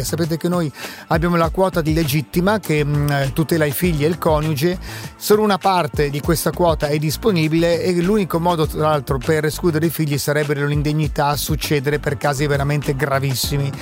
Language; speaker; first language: Italian; native; Italian